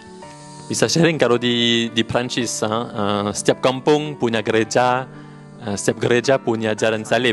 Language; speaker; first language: Indonesian; non-native, learner; French